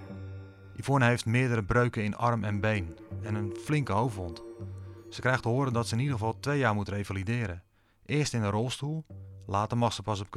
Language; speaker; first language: Dutch; native; Dutch